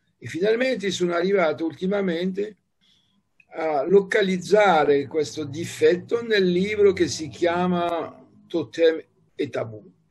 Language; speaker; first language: Italian; non-native, fluent; French